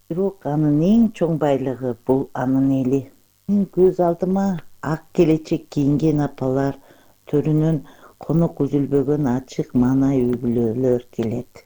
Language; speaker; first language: Kyrgyz; non-native, local second language; Uyghur